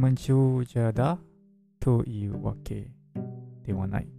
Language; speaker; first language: Japanese; non-native, learner; English